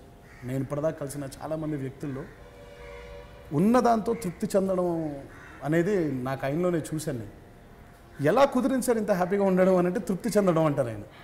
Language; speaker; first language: Telugu; native; Telugu